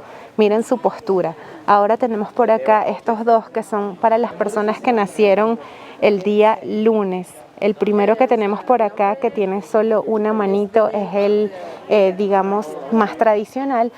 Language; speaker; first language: Spanish; native; Spanish